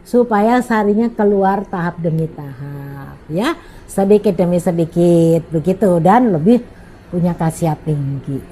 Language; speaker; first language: Indonesian; native; Indonesian